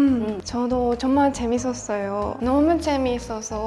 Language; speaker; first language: Korean; non-native, learner; Japanese